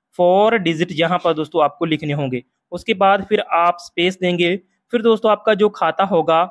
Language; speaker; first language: Hindi; non-native, local second language; Punjabi